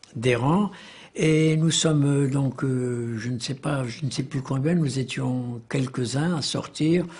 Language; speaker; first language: French; native; French